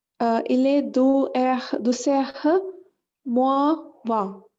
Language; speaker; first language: French; non-native, learner; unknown